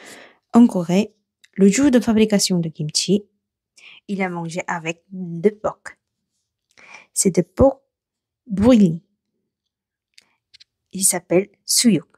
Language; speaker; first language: French; non-native, learner; Korean